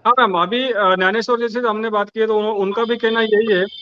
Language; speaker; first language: Hindi; non-native, local second language; Marathi